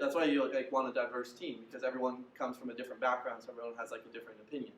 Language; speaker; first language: English; native; English